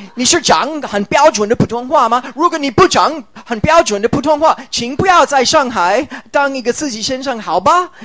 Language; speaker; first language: Chinese; non-native, fluent; English